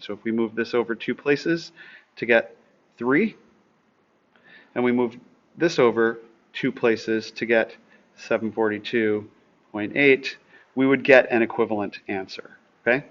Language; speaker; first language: English; native; English